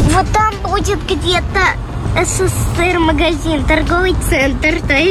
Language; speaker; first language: Russian; early bilingual, heritage; Russian